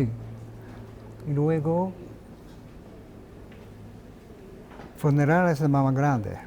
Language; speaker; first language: Spanish; non-native, fluent; Japanese